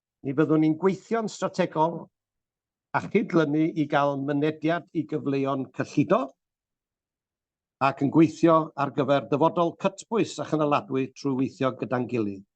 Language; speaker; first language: Welsh; native; Welsh